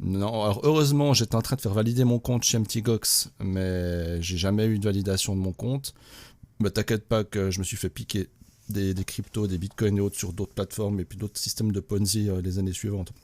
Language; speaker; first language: French; native; French